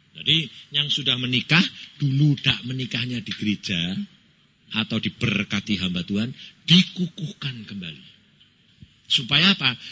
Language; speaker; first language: Indonesian; native; Indonesian